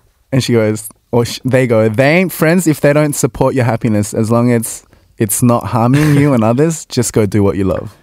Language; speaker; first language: English; native; English